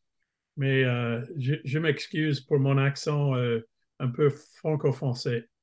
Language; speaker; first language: French; non-native, fluent; English